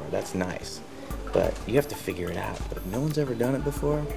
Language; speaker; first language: English; native; English